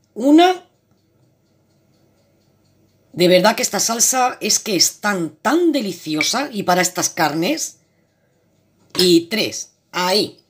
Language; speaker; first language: Spanish; native; Spanish